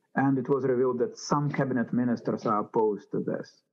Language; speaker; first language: English; non-native, fluent; Ukrainian